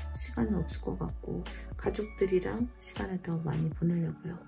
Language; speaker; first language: Korean; native; Korean